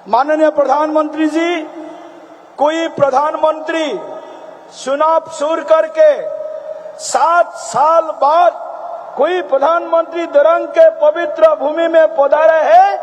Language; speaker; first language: Hindi; non-native, local second language; Assamese